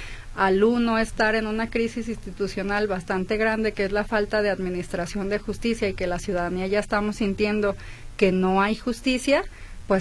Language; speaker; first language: Spanish; native; Spanish